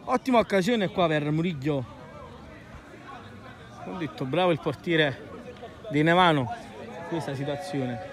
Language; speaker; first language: Italian; native; Italian